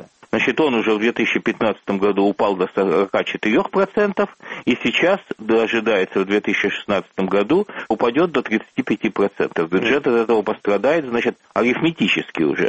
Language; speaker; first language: Russian; native; Russian